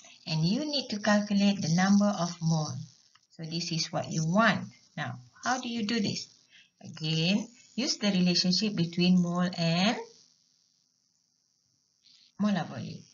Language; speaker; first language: English; non-native, local second language; Malay